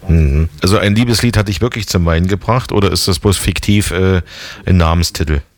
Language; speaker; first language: German; native; German